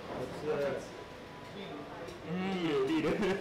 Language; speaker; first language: Chinese; non-native, learner; Japanese